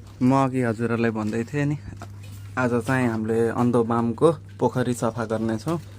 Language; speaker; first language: Nepali; non-native, local second language; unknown